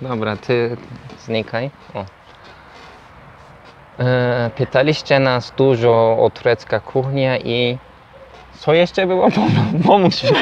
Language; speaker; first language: Polish; non-native, fluent; Turkish